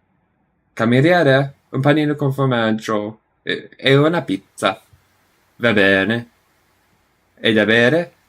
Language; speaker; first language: Italian; non-native, learner; English